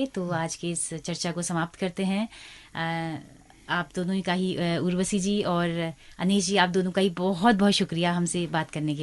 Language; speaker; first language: Hindi; native; Hindi